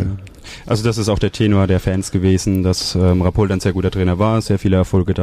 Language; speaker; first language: German; native; German